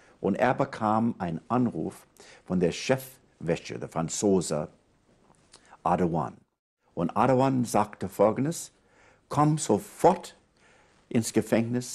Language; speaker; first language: German; non-native, fluent; English